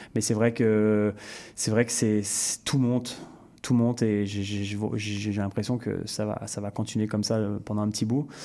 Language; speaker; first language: French; native; French